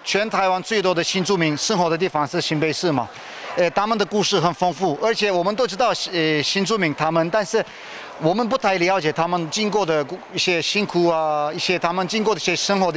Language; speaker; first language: Chinese; non-native, fluent; Turkish